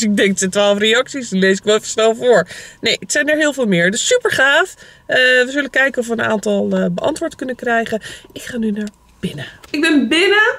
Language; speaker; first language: Dutch; native; Dutch